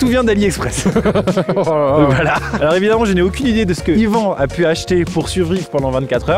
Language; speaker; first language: French; native; French